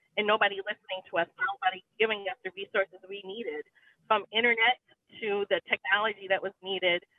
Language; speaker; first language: English; native; English